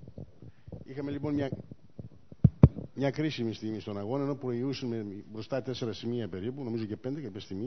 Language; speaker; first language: Greek; native; Greek